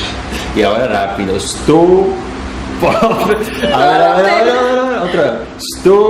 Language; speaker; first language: Spanish; non-native, fluent; Polish